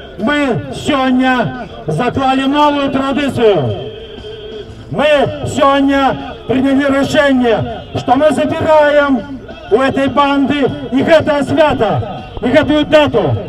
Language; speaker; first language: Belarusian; non-native, local second language; Russian